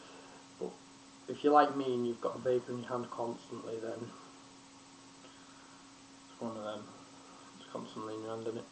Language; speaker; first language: English; native; English